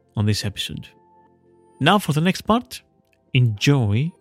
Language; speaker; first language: English; non-native, fluent; Greek